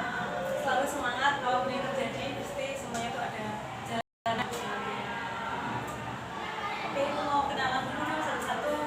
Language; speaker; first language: Indonesian; native; Indonesian